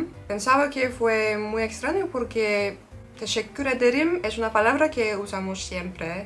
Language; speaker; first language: Spanish; non-native, fluent; Turkish